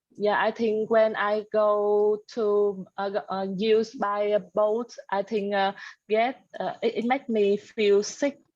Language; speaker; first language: English; non-native, learner; Vietnamese